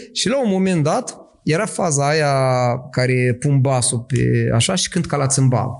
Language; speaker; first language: Romanian; native; Romanian